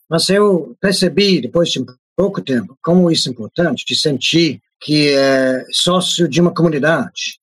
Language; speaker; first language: Portuguese; non-native, fluent; English